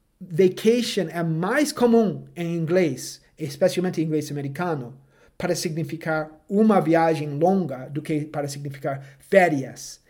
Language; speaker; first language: Portuguese; non-native, fluent; English